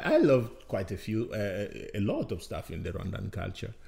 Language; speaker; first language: English; non-native, fluent; Bembe